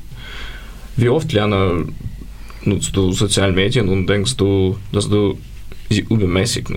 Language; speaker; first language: German; non-native, learner; Ukrainian